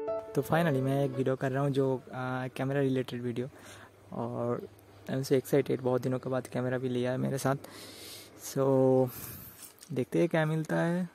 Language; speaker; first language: Hindi; non-native, local second language; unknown